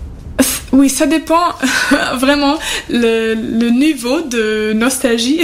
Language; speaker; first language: French; non-native, fluent; German